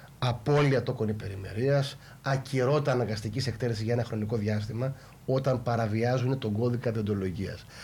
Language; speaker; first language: Greek; native; Greek